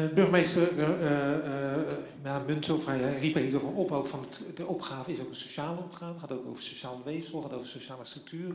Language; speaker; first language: Dutch; native; Dutch